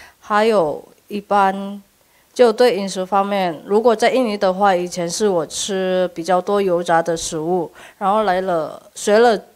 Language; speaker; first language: Chinese; non-native, fluent; Indonesian